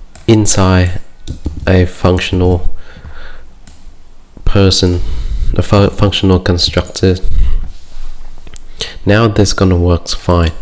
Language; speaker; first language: English; non-native, fluent; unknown